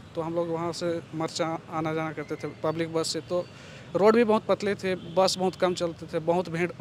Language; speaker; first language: Hindi; native; Hindi